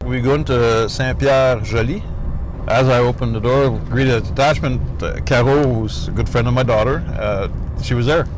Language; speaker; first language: English; non-native, local second language; French